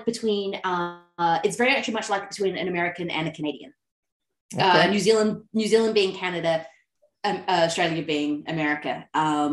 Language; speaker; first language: English; native; English